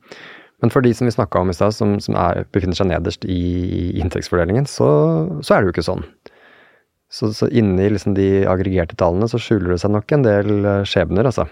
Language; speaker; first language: Norwegian; native; Norwegian